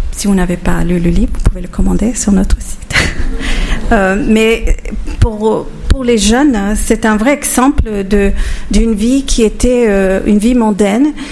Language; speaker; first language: French; non-native, fluent; Spanish